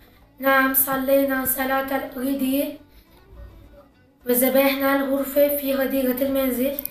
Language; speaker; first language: Arabic; non-native, learner; Turkish